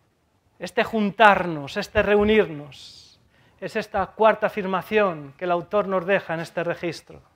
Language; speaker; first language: Spanish; native; Spanish